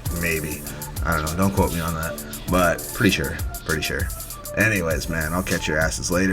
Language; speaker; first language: English; native; English